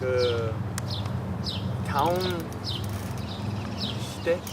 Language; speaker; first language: Korean; non-native, learner; English